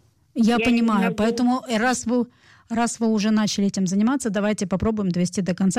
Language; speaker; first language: Russian; native; Russian